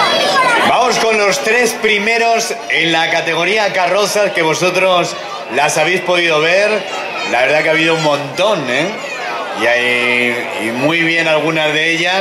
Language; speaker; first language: Spanish; native; Spanish